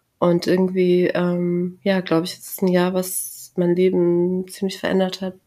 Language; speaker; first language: German; early bilingual, other home language; Turkish